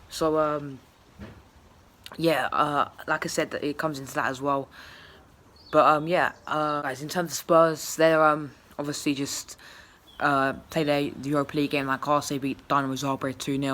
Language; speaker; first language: English; native; English